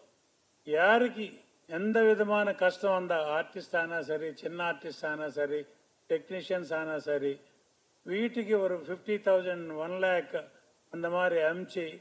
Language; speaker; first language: Tamil; non-native, learner; Telugu